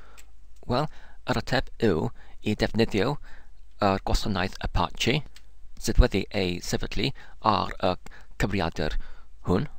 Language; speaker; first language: Welsh; non-native, learner; English